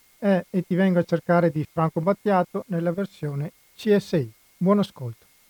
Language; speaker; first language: Italian; native; Italian